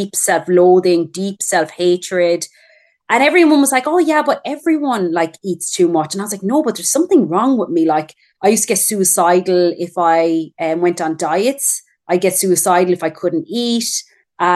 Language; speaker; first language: English; native; English